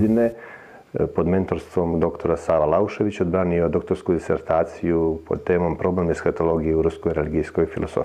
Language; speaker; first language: Serbian; native; Serbian